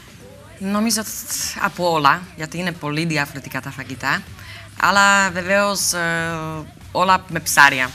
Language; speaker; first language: Greek; non-native, learner; Slovak